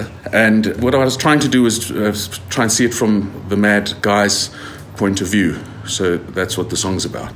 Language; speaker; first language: English; native; English